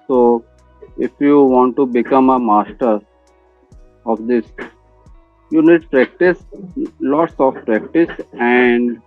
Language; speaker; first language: English; non-native, learner; Hindi